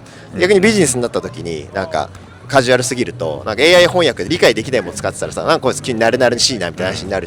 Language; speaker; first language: Japanese; native; Japanese